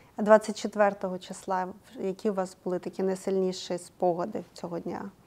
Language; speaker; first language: Ukrainian; native; Ukrainian